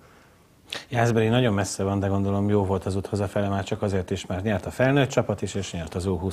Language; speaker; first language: Hungarian; native; Hungarian